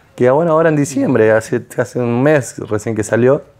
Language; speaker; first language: Spanish; native; Spanish